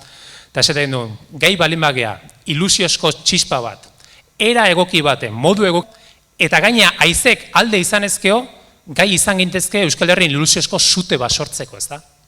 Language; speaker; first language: Basque; native; Basque